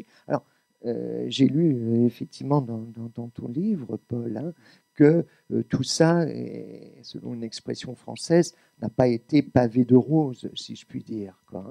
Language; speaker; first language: French; native; French